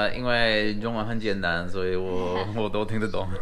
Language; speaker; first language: Chinese; non-native, learner; English